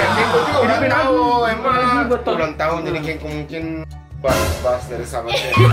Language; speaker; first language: Indonesian; non-native, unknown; Japanese